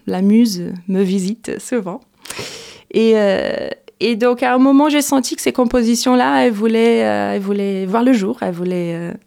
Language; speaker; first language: French; non-native, fluent; Portuguese